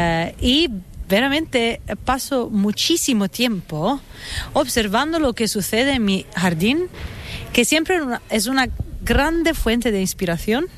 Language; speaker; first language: Spanish; non-native, fluent; Italian